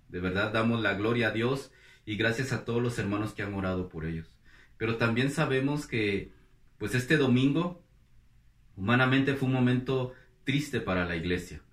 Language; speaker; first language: Spanish; native; Spanish